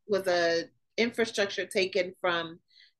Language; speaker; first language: English; native; English